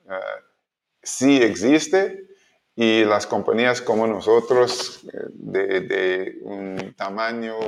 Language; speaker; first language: Spanish; non-native, learner; English